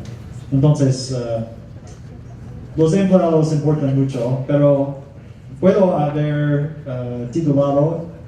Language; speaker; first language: Spanish; non-native, fluent; English